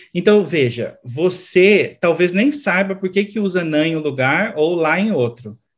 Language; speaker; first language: Portuguese; native; Portuguese